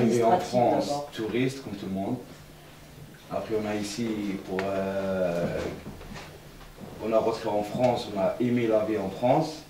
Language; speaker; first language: French; non-native, learner; Arabic